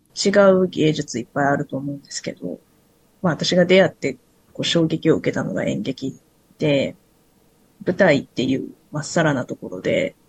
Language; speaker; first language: Japanese; native; Japanese